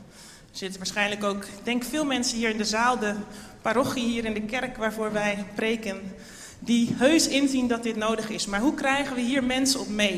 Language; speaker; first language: Dutch; native; Dutch